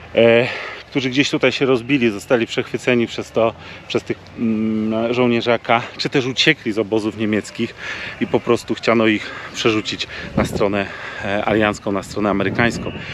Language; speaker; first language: Polish; native; Polish